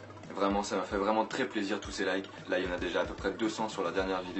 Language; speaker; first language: French; native; French